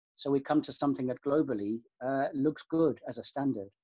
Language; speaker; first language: English; native; English